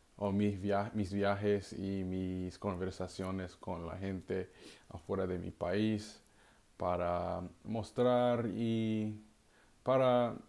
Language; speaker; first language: Spanish; non-native, learner; English